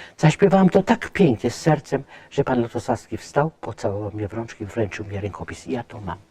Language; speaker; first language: Polish; native; Polish